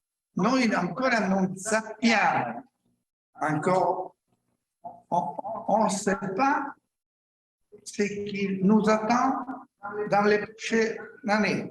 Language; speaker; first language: French; non-native, learner; Italian